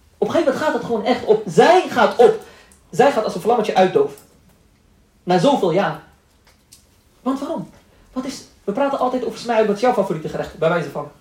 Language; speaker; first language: Dutch; early bilingual, other home language; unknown